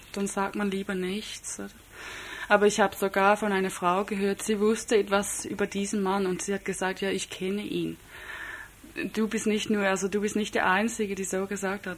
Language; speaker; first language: German; non-native, fluent; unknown